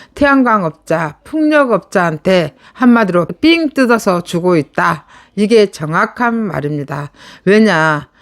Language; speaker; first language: Korean; native; Korean